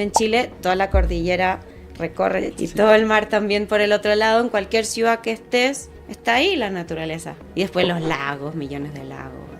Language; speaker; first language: Spanish; native; Spanish